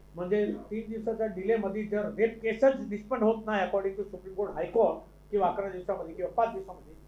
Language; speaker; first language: Marathi; non-native, local second language; Urdu